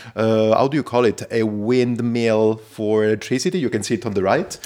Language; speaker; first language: English; non-native, fluent; Italian